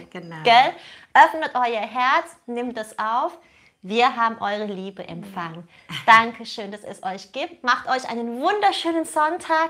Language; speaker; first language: German; native; German